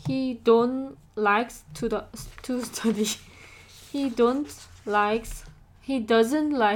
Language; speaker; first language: English; non-native, learner; Korean